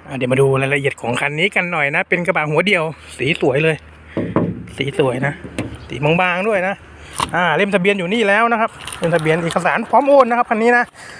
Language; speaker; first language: Thai; native; Thai